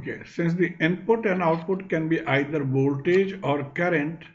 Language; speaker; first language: English; non-native, local second language; Bangla